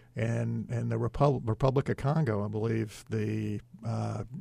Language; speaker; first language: English; native; English